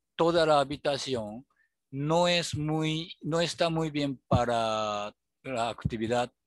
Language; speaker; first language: Spanish; non-native, fluent; Japanese